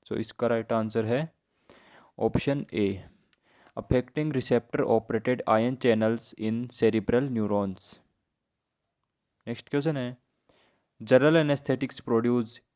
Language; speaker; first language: Hindi; native; Hindi